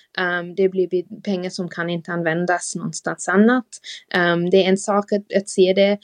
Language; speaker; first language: Swedish; non-native, fluent; English